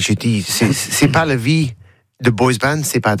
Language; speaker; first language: French; non-native, learner; English